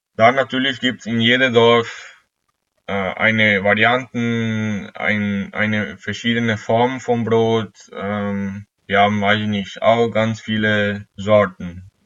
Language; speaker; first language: German; non-native, fluent; Italian